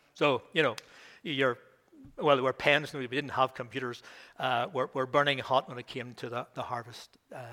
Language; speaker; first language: English; native; English